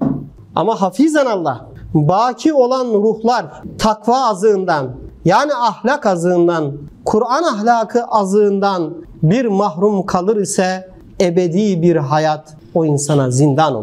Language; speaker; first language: Turkish; native; Turkish